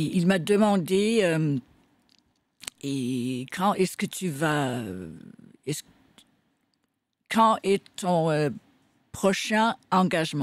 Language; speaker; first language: French; non-native, fluent; Danish